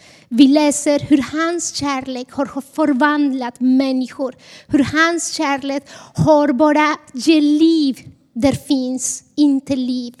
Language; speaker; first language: Swedish; non-native, fluent; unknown